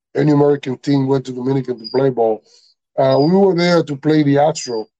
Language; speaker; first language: English; non-native, learner; Spanish